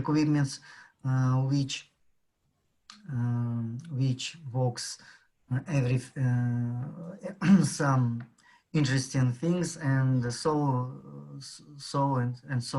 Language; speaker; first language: English; non-native, learner; Russian